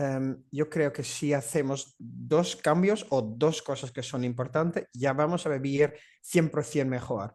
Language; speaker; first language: Spanish; non-native, fluent; Dutch